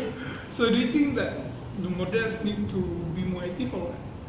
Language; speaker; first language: English; non-native, local second language; Malay